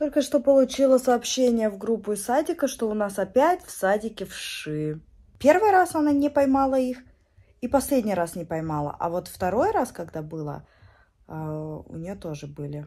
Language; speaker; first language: Russian; native; Russian